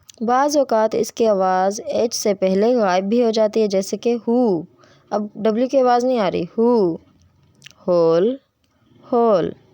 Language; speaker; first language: Urdu; native; Urdu